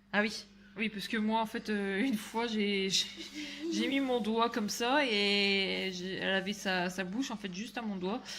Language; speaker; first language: French; native; French